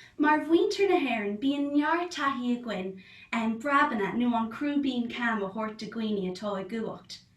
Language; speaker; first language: Irish; non-native, local second language; English